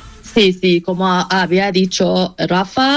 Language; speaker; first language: Spanish; non-native, fluent; Persian